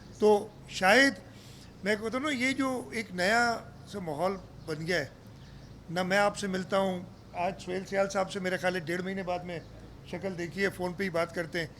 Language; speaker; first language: Urdu; non-native, local second language; Sindhi